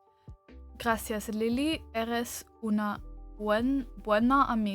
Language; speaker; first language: Spanish; non-native, learner; English